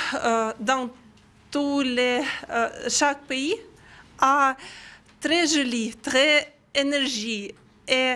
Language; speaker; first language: French; non-native, learner; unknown